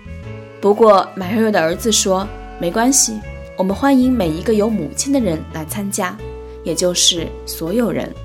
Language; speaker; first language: Chinese; native; Chinese